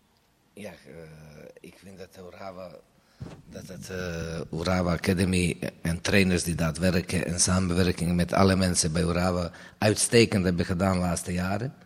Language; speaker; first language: Dutch; non-native, fluent; Serbian